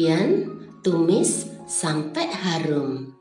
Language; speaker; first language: Indonesian; native; Indonesian